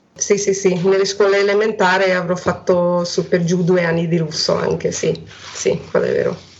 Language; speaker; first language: Italian; non-native, fluent; Hungarian